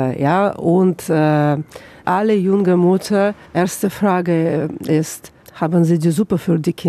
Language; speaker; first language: German; non-native, learner; Russian